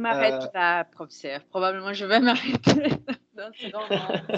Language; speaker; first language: French; non-native, fluent; Portuguese